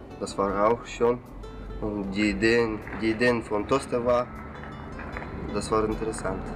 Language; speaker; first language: German; non-native, learner; Russian